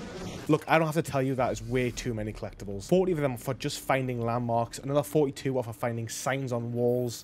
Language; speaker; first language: English; native; English